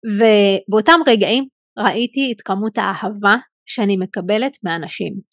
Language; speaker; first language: Hebrew; non-native, local second language; Arabic